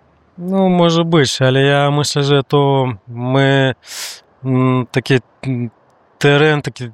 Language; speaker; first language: Polish; non-native, learner; Russian